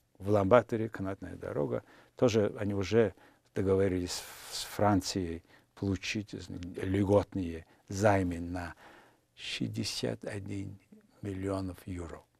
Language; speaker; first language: Russian; non-native, fluent; Mongolian